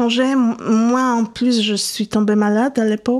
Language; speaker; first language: French; non-native, fluent; Polish